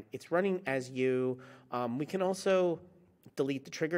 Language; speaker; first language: English; native; English